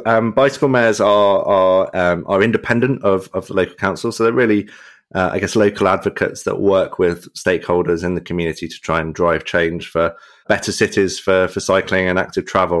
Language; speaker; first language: English; native; English